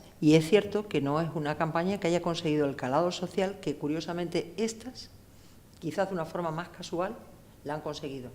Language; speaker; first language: Spanish; native; Spanish